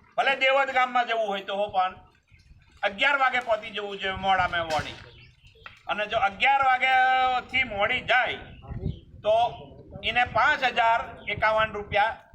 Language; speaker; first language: Gujarati; non-native, local second language; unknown